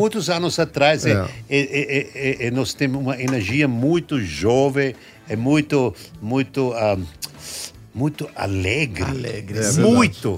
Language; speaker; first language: Portuguese; non-native, learner; German